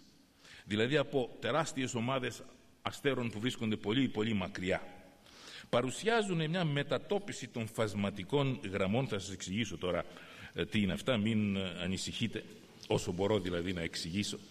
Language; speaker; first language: Greek; native; Greek